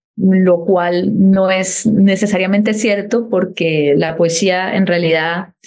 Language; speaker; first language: Spanish; native; Spanish